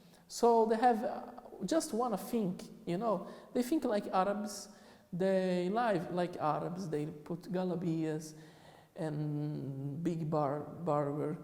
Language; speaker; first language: English; non-native, fluent; Portuguese